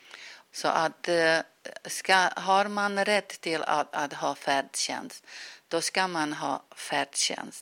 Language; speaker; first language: Swedish; non-native, fluent; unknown